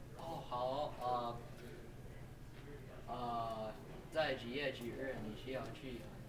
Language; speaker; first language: Chinese; non-native, learner; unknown